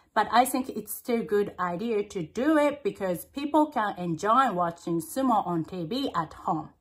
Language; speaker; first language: English; non-native, fluent; Japanese